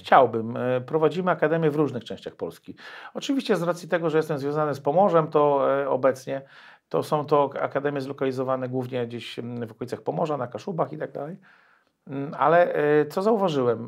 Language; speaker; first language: Polish; native; Polish